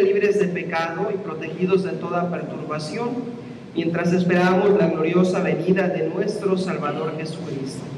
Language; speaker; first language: Spanish; native; Spanish